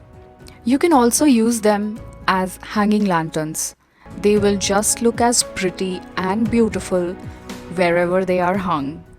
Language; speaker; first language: English; non-native, local second language; Hindi